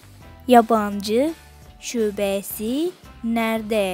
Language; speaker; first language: Turkish; non-native, fluent; Arabic